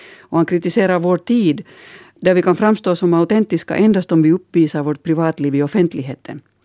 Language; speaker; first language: Swedish; native; Swedish